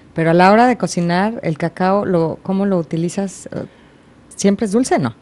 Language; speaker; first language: Spanish; native; Spanish